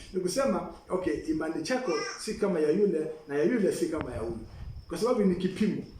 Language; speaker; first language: Swahili; non-native, local second language; Masai